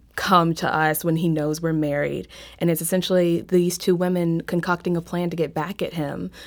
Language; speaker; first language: English; native; English